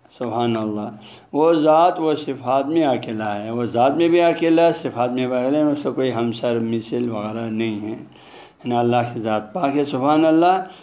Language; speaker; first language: Urdu; non-native, local second language; Balti